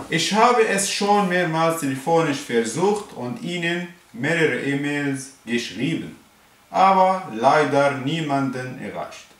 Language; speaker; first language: German; non-native, fluent; Arabic